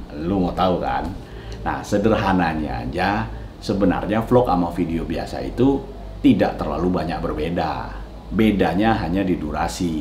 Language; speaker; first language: Indonesian; native; Indonesian